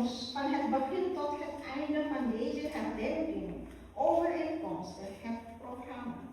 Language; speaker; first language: Dutch; early bilingual, other home language; Malay